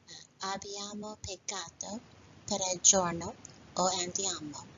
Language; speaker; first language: Italian; non-native, learner; English